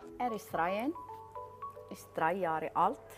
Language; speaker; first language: German; non-native, learner; Arabic